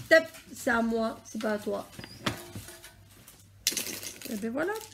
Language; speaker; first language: French; native; French